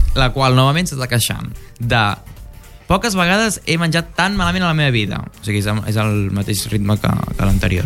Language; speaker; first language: Catalan; non-native, local second language; Spanish